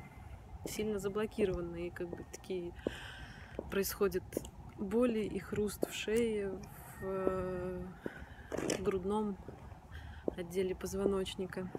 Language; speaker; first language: Russian; native; Russian